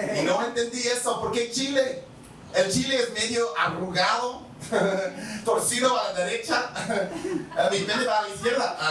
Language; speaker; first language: Spanish; non-native, fluent; English